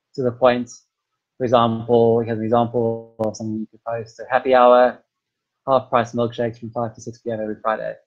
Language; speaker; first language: English; native; English